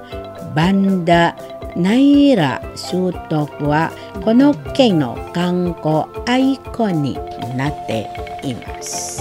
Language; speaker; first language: Japanese; non-native, fluent; Indonesian